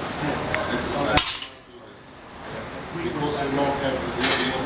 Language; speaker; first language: English; non-native, learner; Russian